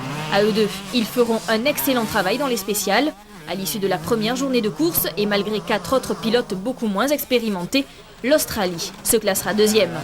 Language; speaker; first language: French; native; French